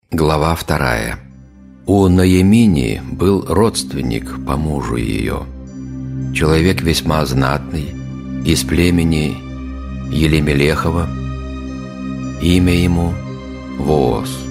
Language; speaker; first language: Russian; native; Russian